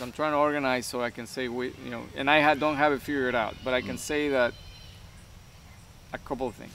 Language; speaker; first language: English; non-native, fluent; Spanish